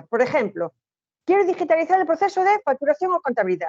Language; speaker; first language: Spanish; native; Spanish